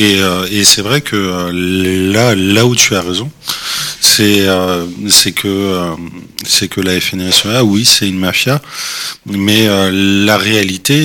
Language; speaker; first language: French; native; French